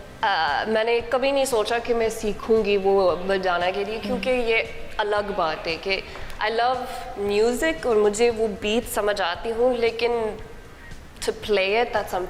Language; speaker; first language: Hindi; non-native, learner; English